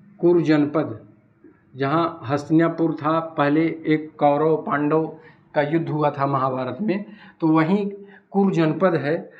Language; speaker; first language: Hindi; native; Hindi